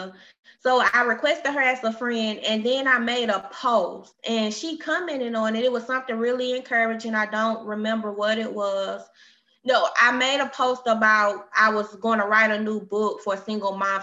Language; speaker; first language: English; native; English